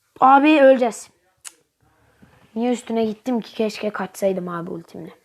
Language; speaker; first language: Turkish; native; Turkish